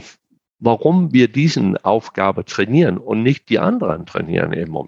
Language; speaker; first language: German; non-native, fluent; Danish